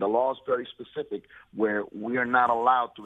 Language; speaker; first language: English; native; English